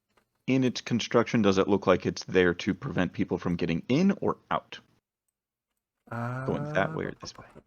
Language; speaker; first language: English; native; English